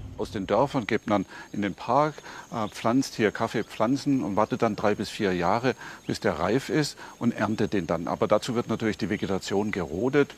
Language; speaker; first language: German; native; German